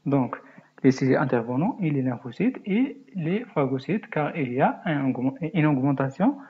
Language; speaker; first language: French; non-native, local second language; Arabic